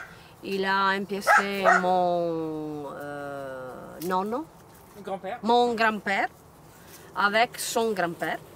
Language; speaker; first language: French; non-native, learner; Italian